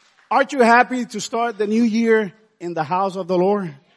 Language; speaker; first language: English; non-native, fluent; Spanish